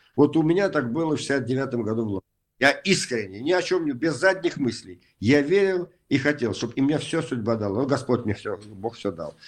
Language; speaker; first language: Russian; native; Russian